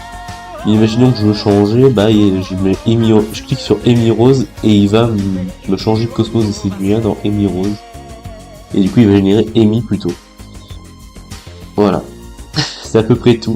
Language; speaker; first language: French; native; French